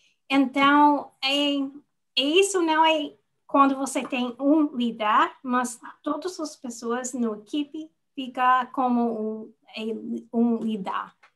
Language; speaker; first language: Portuguese; non-native, learner; English